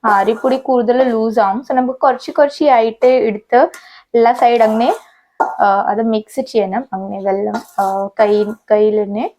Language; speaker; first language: Malayalam; non-native, learner; Hindi